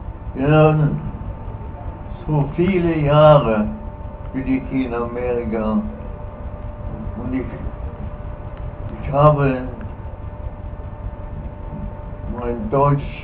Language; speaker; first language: German; early bilingual, heritage; German